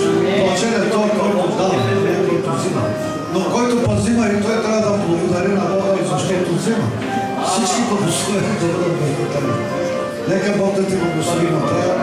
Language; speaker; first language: Bulgarian; non-native, fluent; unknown